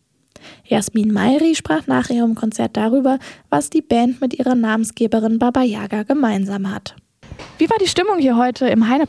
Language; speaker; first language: German; native; German